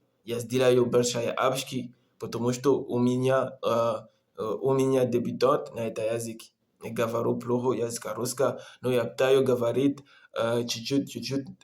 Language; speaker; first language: Russian; non-native, learner; Comorian